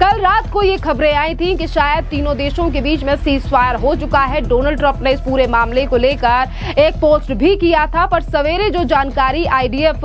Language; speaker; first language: Hindi; native; Hindi